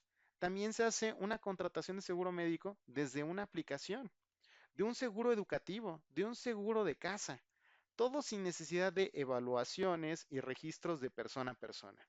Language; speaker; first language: Spanish; native; Spanish